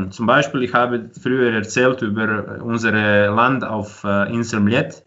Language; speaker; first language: German; non-native, fluent; Croatian